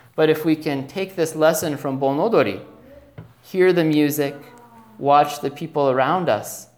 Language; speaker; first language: English; native; English